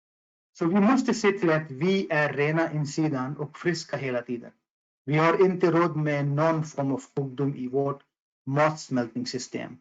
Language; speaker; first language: Swedish; non-native, fluent; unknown